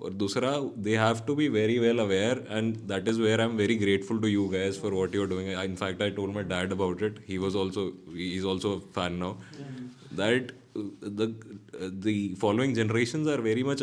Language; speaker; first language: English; non-native, local second language; Hindi